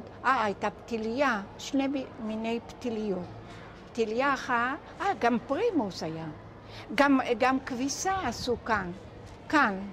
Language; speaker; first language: Hebrew; non-native, local second language; Ladino